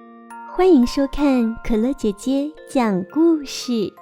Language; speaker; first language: Chinese; native; Chinese